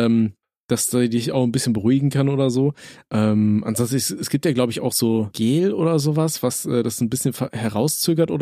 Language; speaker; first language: German; native; German